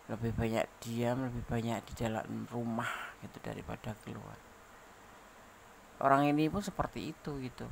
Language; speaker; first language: Indonesian; native; Indonesian